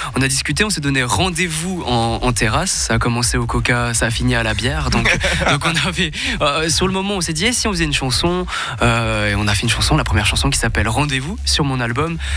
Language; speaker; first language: French; native; French